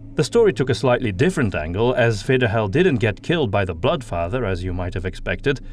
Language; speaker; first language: English; non-native, fluent; Dutch